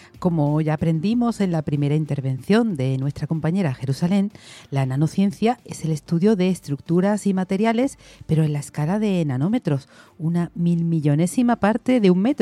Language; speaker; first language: Spanish; native; Spanish